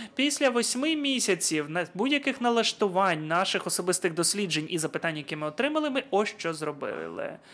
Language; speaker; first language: Ukrainian; non-native, fluent; Dutch